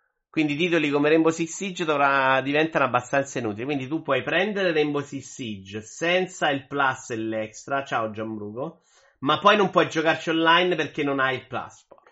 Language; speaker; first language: Italian; native; Italian